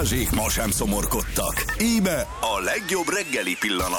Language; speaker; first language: Hungarian; native; Hungarian